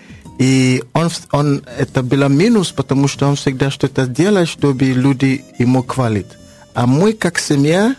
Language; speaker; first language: Russian; non-native, learner; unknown